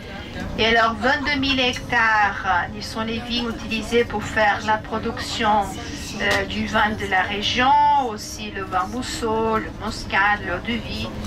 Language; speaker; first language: French; non-native, fluent; Portuguese